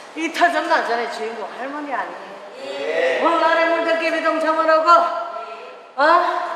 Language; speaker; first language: Korean; native; Korean